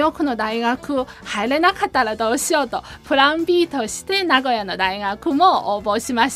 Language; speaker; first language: Japanese; non-native, fluent; Chinese